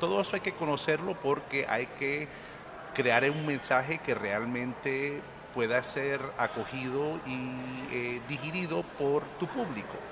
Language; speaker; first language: Spanish; native; Spanish